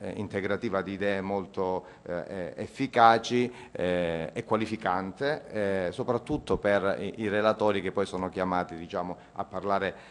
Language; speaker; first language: Italian; native; Italian